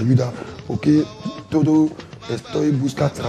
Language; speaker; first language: Spanish; non-native, learner; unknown